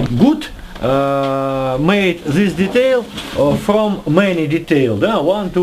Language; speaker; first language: English; non-native, learner; Russian